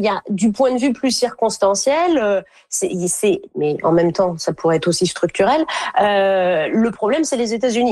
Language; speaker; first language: French; native; French